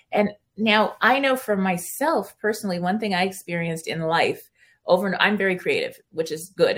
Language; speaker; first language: English; early bilingual, other home language; Spanish